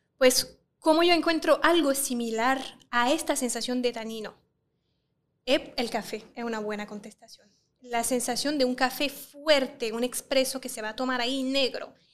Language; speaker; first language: Spanish; non-native, fluent; French